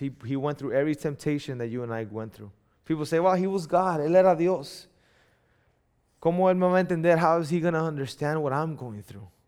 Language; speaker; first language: English; early bilingual, other home language; Spanish